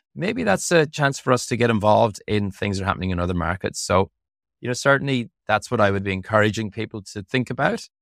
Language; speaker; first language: English; native; English